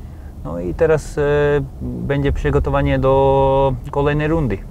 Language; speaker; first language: Polish; non-native, learner; Slovak